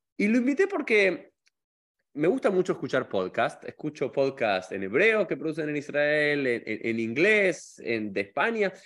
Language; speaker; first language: Spanish; native; Spanish